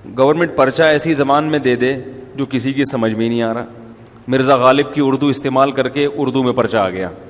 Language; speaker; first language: Urdu; native; Urdu